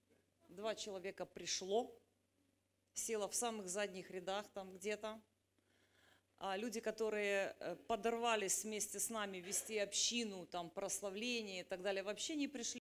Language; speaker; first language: Russian; native; Russian